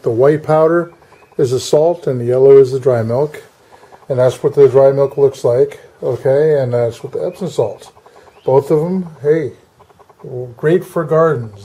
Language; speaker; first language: English; native; English